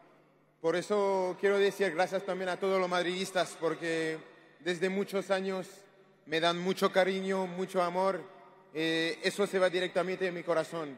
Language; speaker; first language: Spanish; non-native, learner; French